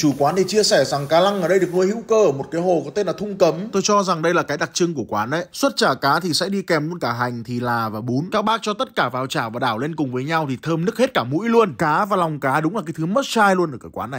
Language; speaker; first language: Vietnamese; native; Vietnamese